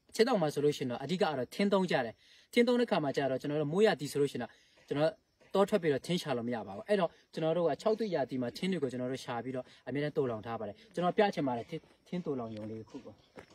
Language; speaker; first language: Burmese; non-native, local second language; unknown